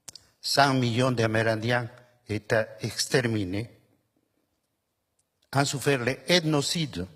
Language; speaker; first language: French; non-native, fluent; Spanish